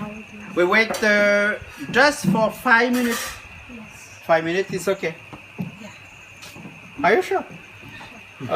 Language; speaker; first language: English; non-native, learner; Réunion Creole French